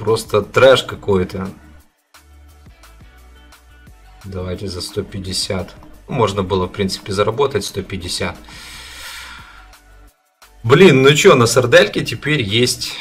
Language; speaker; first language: Russian; native; Russian